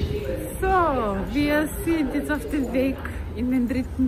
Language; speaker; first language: German; early bilingual, heritage; German